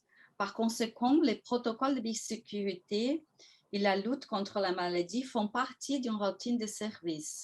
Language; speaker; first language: French; non-native, fluent; Portuguese